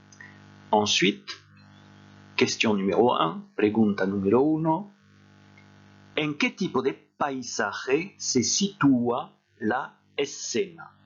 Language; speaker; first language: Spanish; non-native, fluent; French